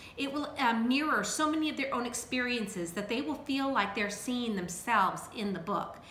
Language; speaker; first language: English; native; English